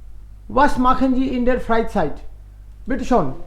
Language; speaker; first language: German; non-native, fluent; Hindi